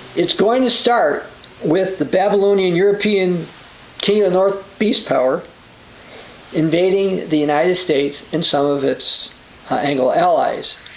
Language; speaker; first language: English; native; English